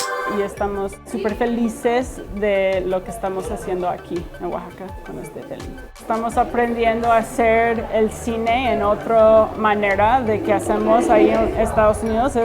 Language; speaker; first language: Spanish; early bilingual, heritage; Spanish